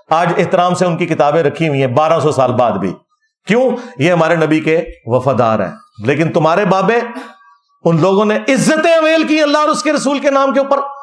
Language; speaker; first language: Urdu; non-native, local second language; Punjabi